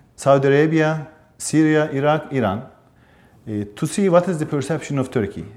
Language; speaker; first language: English; non-native, fluent; Turkish